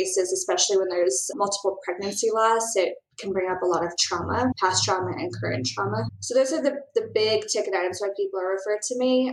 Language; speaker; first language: English; native; English